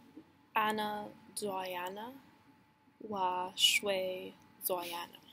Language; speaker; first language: Arabic; non-native, learner; English